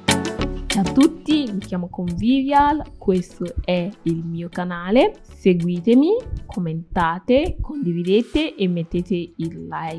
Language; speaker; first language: Italian; non-native, fluent; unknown